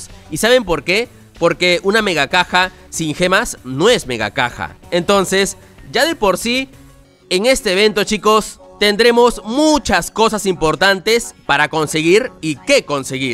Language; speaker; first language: Spanish; native; Spanish